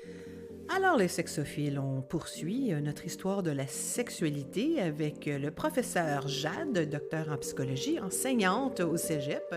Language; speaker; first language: French; native; French